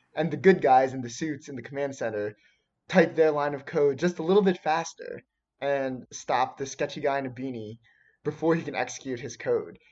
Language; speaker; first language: English; early bilingual, other home language; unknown